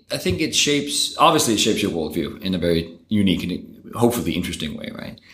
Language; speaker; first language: English; early bilingual, other home language; Danish